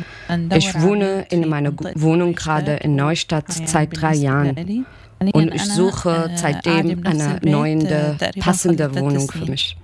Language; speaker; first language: German; non-native, learner; Arabic